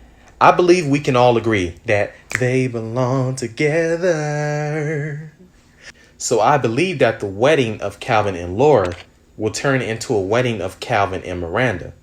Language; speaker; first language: English; native; English